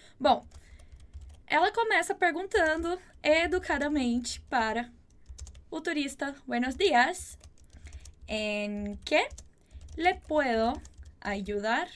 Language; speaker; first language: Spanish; non-native, fluent; Portuguese